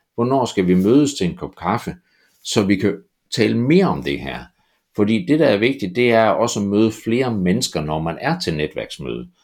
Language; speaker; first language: Danish; native; Danish